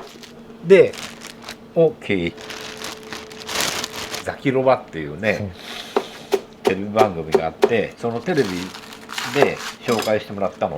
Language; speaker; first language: Japanese; native; Japanese